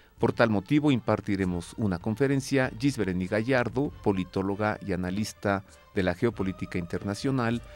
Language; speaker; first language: Spanish; native; Spanish